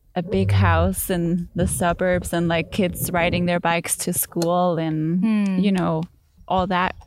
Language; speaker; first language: English; non-native, fluent; Danish